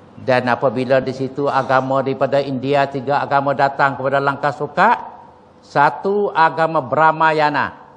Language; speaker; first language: Malay; native; Malay